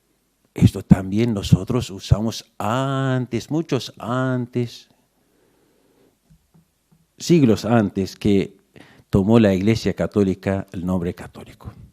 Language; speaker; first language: Spanish; non-native, fluent; Arabic